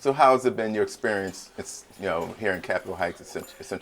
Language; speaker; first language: English; native; English